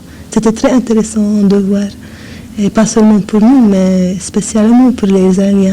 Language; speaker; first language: French; non-native, fluent; English